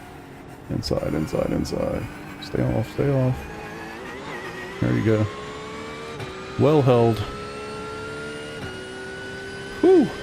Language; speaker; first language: English; native; English